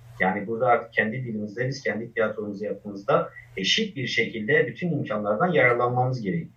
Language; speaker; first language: Turkish; non-native, local second language; Kurdish